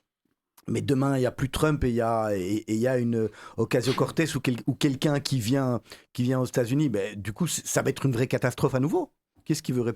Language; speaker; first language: French; native; French